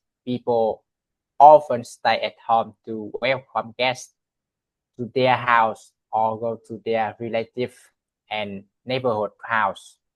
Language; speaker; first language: English; non-native, learner; Vietnamese